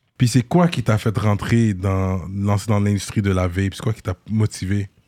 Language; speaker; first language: French; native; French